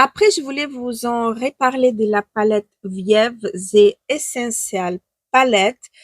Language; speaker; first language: French; non-native, fluent; Ukrainian